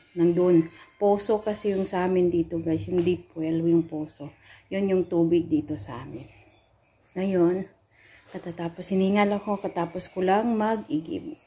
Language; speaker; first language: Filipino; non-native, local second language; Cebuano